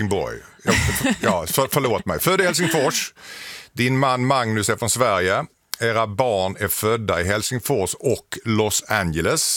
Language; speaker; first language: Swedish; native; Swedish